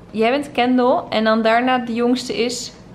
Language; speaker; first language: Dutch; native; Dutch